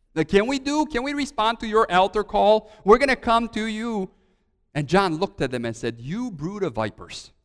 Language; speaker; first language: English; early bilingual, other home language; Romanian